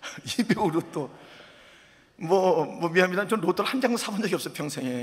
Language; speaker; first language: Korean; native; Korean